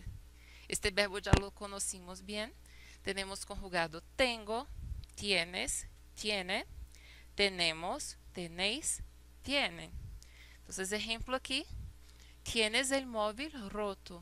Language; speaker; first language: Spanish; non-native, fluent; Portuguese